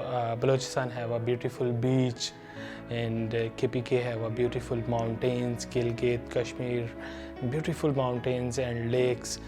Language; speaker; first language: English; non-native, learner; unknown